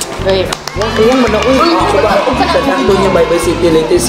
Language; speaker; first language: Filipino; non-native, local second language; Cebuano